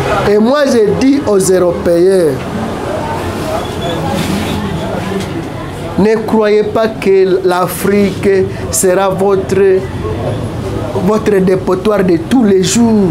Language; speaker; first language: French; non-native, local second language; Swahili